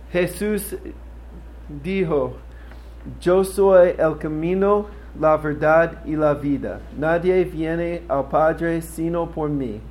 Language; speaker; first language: Spanish; non-native, learner; English